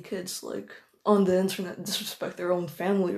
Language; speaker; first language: English; non-native, local second language; Filipino